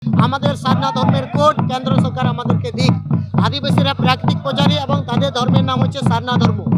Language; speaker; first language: Bangla; non-native, local second language; Santali